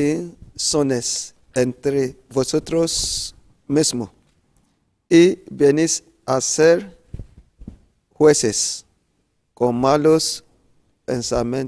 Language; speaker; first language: Spanish; non-native, learner; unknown